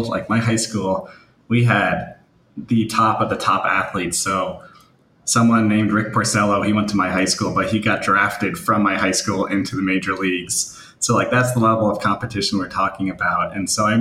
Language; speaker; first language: English; native; English